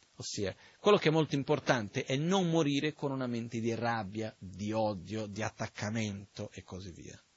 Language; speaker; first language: Italian; non-native, fluent; Portuguese